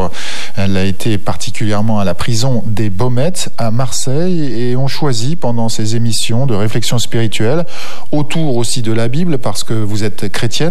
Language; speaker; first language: French; native; French